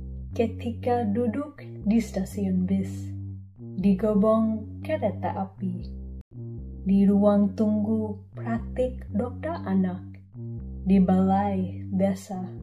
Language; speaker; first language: Indonesian; non-native, learner; English